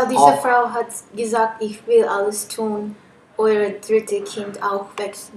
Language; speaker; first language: German; non-native, learner; English